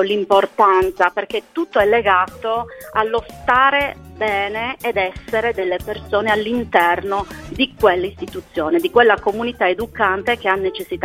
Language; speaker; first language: Italian; native; Italian